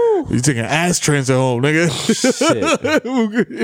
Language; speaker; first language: English; early bilingual, other home language; Spanish